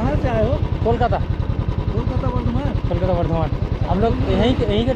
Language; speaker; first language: Hindi; non-native, local second language; Bangla